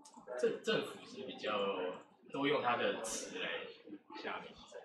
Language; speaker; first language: Chinese; native; Chinese